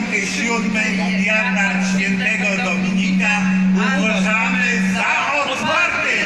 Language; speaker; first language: Polish; native; Polish